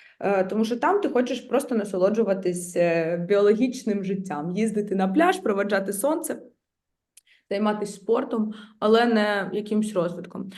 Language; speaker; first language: Ukrainian; native; Ukrainian